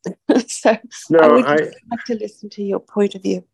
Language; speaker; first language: English; native; English